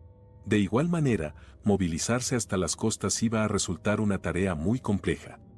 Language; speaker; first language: Spanish; native; Spanish